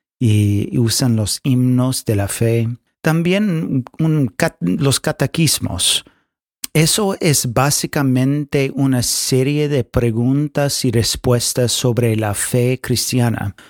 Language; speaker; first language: Spanish; non-native, fluent; English